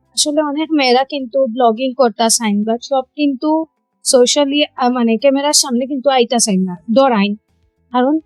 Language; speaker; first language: Bangla; non-native, local second language; Sylheti